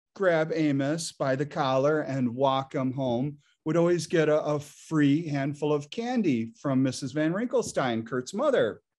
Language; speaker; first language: English; native; English